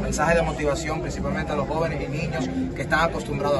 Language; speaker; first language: Spanish; native; Spanish